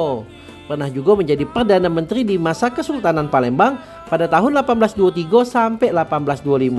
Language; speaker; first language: Indonesian; native; Indonesian